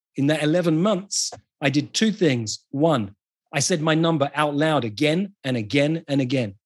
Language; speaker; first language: English; native; English